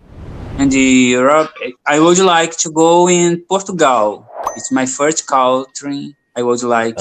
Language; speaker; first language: English; non-native, learner; Portuguese